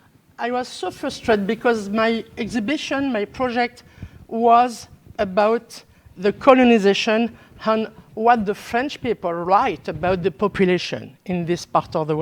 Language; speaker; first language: English; non-native, learner; French